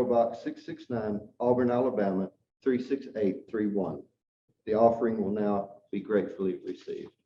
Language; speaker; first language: English; native; English